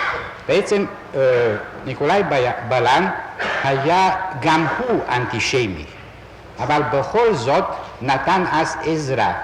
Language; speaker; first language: Hebrew; non-native, fluent; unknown